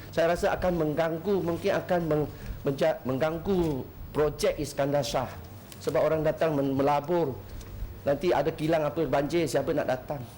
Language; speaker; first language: Malay; non-native, local second language; Chinese